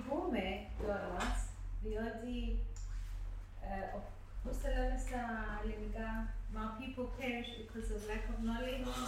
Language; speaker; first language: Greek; non-native, fluent; English